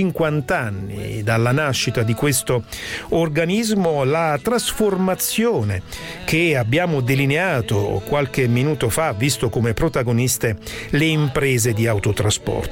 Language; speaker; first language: Italian; native; Italian